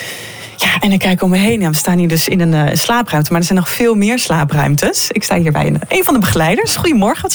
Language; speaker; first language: Dutch; native; Dutch